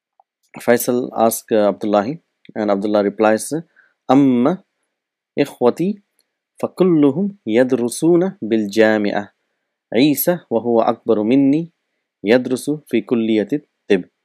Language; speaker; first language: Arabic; non-native, fluent; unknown